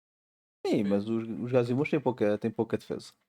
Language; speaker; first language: Portuguese; native; Portuguese